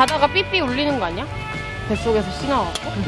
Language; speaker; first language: Korean; native; Korean